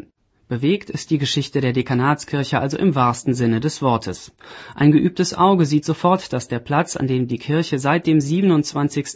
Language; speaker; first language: German; native; German